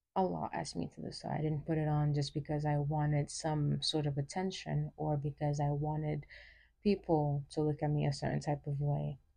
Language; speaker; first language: English; early bilingual, other home language; Wolof